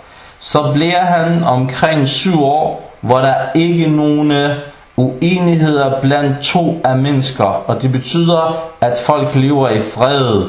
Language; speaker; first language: Danish; early bilingual, other home language; Arabic